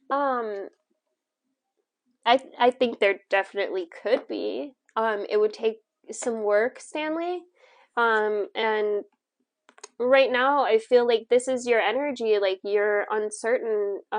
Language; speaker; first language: English; native; English